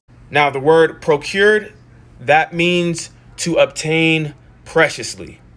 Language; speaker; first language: English; native; English